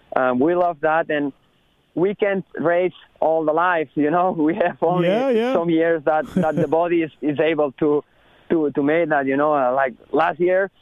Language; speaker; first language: English; non-native, learner; Spanish